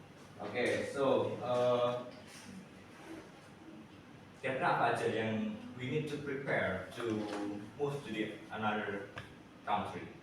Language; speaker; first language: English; non-native, learner; Indonesian